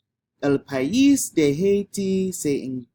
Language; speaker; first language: Spanish; non-native, learner; English